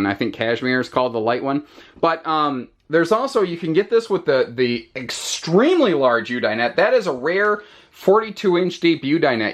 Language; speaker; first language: English; native; English